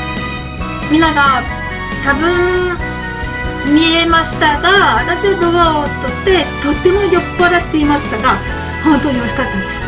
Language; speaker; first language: Japanese; non-native, learner; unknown